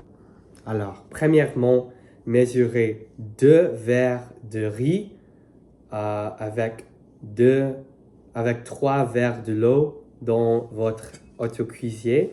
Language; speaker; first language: French; non-native, learner; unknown